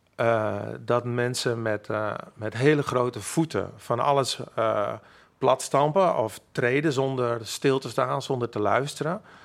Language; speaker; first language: Dutch; non-native, local second language; Western Frisian